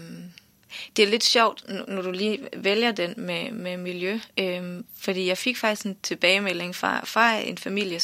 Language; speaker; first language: Danish; native; Danish